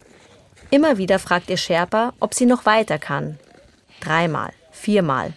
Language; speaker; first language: German; native; German